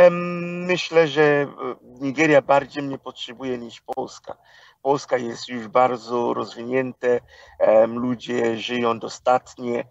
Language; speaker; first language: Polish; non-native, fluent; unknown